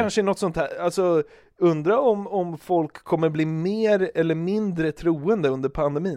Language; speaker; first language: Swedish; native; Swedish